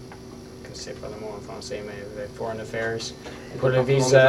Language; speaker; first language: French; non-native, learner; English